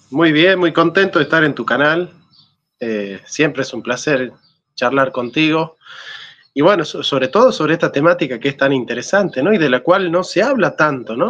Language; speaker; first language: Spanish; native; Spanish